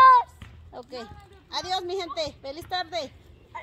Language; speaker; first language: Spanish; native; Spanish